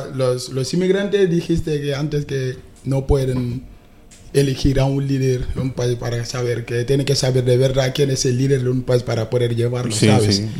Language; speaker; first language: Spanish; non-native, fluent; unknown